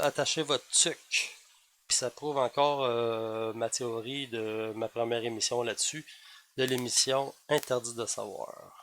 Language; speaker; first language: French; native; French